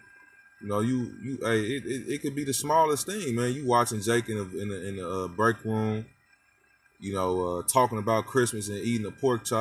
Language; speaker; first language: English; native; English